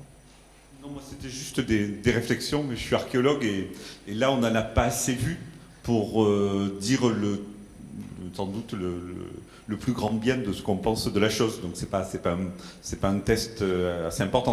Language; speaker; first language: French; native; French